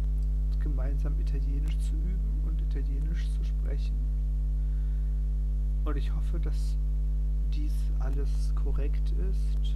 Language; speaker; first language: German; non-native, fluent; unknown